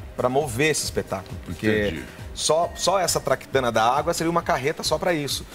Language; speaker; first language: Portuguese; native; Portuguese